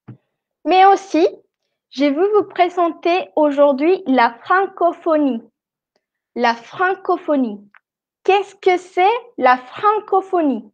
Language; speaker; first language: French; non-native, fluent; Spanish